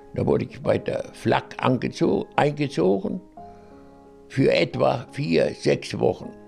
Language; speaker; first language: German; native; German